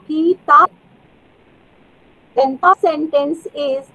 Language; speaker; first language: English; non-native, learner; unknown